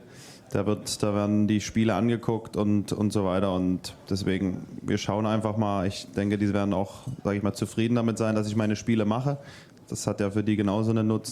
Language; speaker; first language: German; native; German